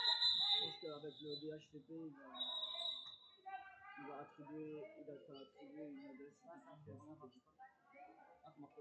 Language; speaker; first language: French; native; French